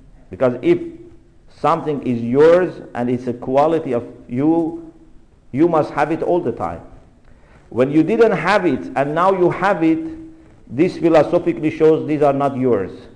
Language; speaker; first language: English; non-native, fluent; Persian